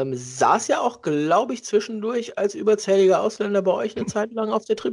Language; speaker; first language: German; native; German